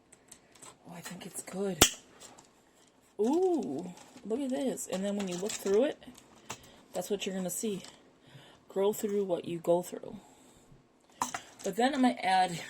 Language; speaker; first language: English; native; English